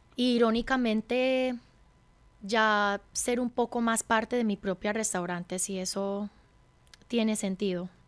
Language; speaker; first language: Spanish; early bilingual, heritage; Spanish